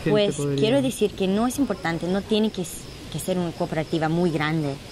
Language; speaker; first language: Spanish; early bilingual, heritage; Spanish